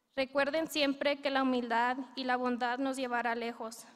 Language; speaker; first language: Spanish; early bilingual, heritage; Spanish